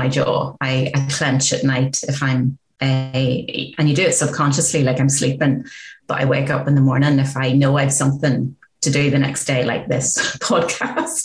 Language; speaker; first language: English; native; English